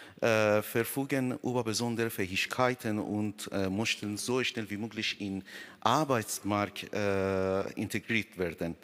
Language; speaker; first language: German; non-native, learner; Persian